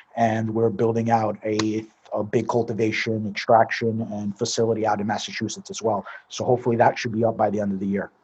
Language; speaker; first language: English; native; English